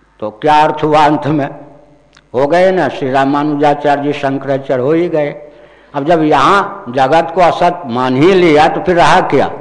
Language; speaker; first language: Hindi; non-native, local second language; Maithili